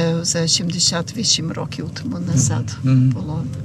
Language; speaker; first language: Ukrainian; early bilingual, heritage; Ukrainian